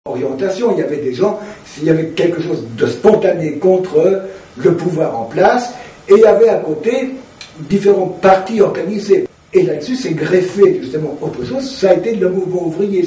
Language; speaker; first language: French; native; French